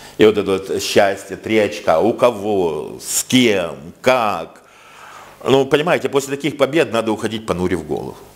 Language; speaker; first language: Russian; native; Russian